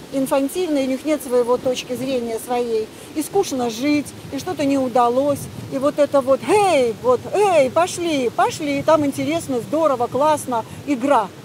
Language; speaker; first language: Russian; native; Russian